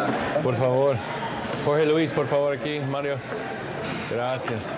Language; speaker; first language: Spanish; non-native, learner; English